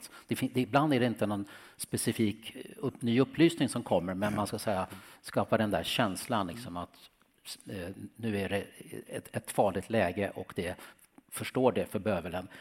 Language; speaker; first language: Swedish; native; Swedish